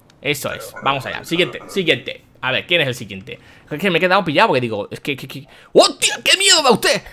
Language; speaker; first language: Spanish; native; Spanish